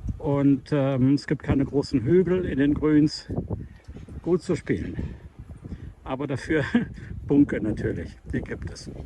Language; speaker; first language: German; native; German